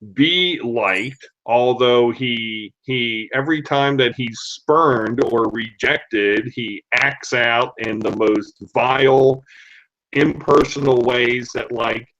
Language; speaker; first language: English; native; English